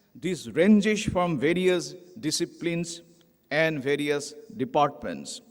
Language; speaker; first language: English; non-native, local second language; Assamese